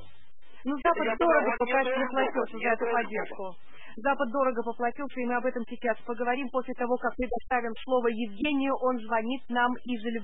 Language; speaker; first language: Russian; native; Russian